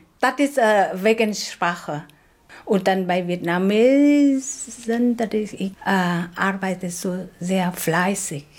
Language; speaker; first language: German; non-native, learner; Vietnamese